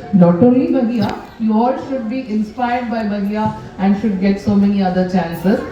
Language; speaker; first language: English; non-native, local second language; Malayalam